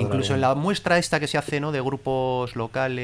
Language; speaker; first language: Spanish; native; Spanish